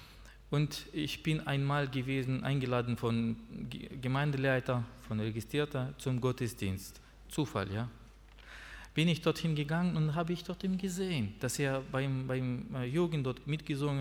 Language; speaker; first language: German; non-native, learner; Russian